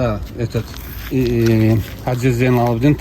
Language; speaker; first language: Russian; non-native, local second language; Azerbaijani